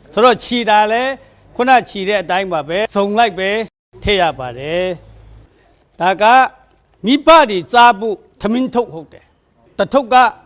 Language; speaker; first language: Burmese; non-native, local second language; Kachin